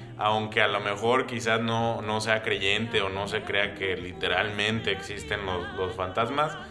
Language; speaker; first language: Spanish; early bilingual, heritage; Spanish